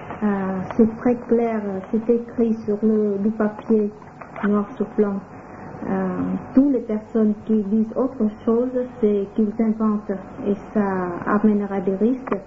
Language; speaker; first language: French; non-native, fluent; Vietnamese